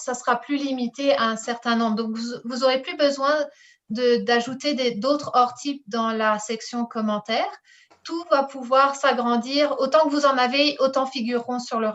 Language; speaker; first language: French; native; French